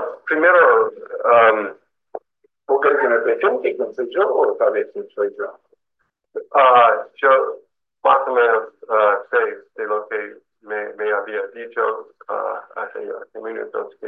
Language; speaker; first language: Spanish; native; Spanish